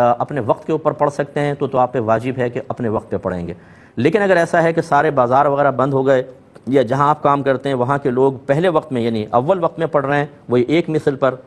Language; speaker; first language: Urdu; native; Urdu